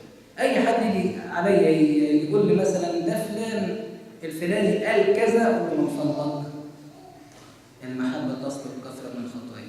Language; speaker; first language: Arabic; native; Arabic